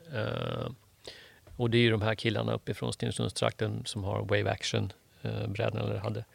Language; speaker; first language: Swedish; native; Swedish